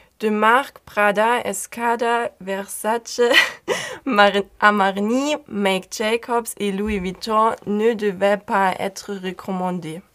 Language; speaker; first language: French; non-native, learner; German